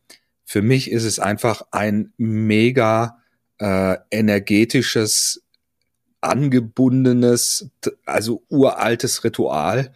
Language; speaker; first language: German; native; German